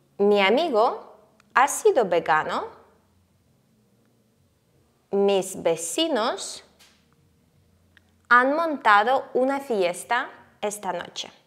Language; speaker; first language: Spanish; non-native, fluent; Ukrainian